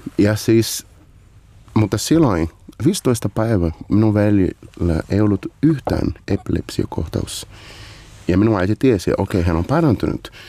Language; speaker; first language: Finnish; non-native, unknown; Portuguese